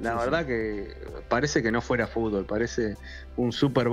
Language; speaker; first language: Spanish; native; Spanish